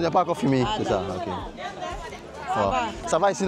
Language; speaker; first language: French; non-native, learner; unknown